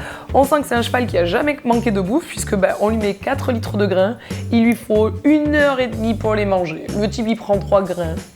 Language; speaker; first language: French; native; French